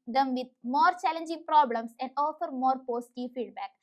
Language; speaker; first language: English; non-native, local second language; Malayalam